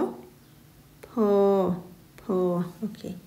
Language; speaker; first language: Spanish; non-native, fluent; Thai